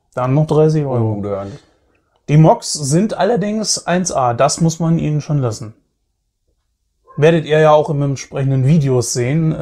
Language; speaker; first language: German; native; German